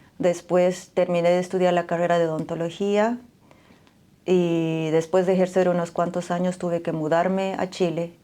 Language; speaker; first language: Spanish; native; Spanish